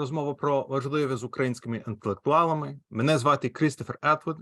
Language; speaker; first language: Ukrainian; non-native, fluent; English